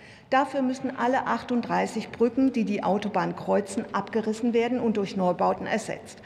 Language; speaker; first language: German; native; German